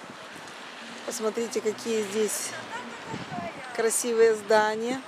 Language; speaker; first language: Russian; native; Russian